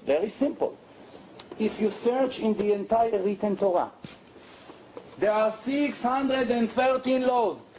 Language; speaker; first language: English; non-native, fluent; Hebrew